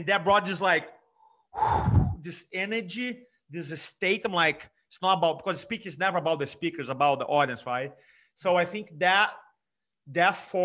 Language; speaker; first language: English; non-native, fluent; Portuguese